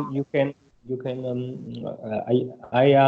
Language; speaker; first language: English; non-native, learner; Vietnamese